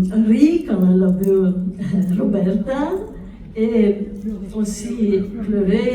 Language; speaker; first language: French; non-native, learner; Italian